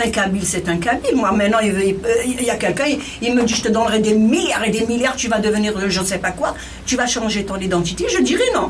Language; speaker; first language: French; non-native, local second language; Kabyle